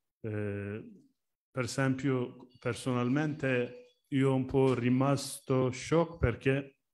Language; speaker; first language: Italian; non-native, learner; Turkish